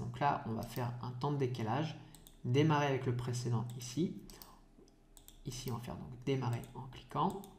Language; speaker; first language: French; native; French